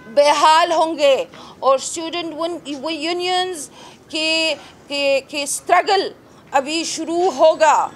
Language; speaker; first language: Urdu; non-native, fluent; Arabic